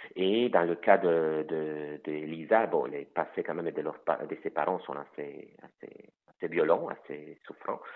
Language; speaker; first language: French; non-native, fluent; Italian